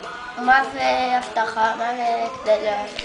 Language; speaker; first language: Hebrew; early bilingual, other home language; Spanish